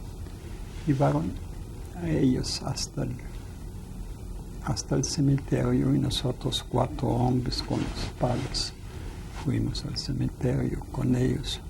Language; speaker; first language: Spanish; non-native, fluent; Yiddish